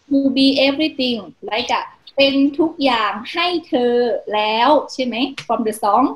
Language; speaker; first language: Thai; native; Thai